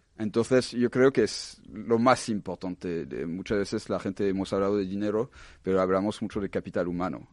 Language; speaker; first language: Spanish; non-native, fluent; French